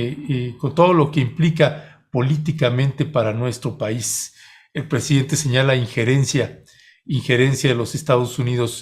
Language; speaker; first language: Spanish; native; Spanish